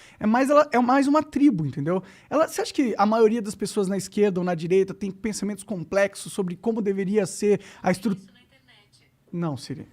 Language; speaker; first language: Portuguese; native; Portuguese